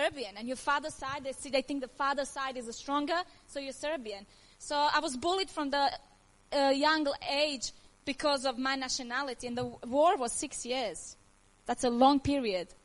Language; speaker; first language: English; non-native, learner; Croatian